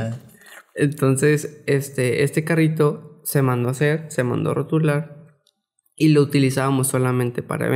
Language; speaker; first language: Spanish; native; Spanish